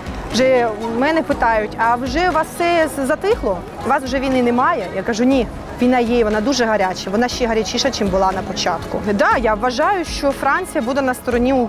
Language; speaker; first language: Russian; native; Russian